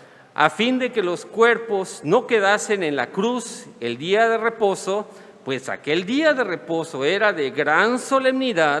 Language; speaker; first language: Spanish; native; Spanish